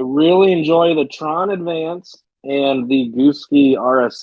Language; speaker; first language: English; native; English